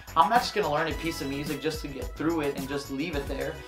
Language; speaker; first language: English; native; English